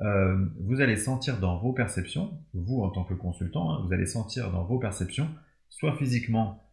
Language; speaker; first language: French; native; French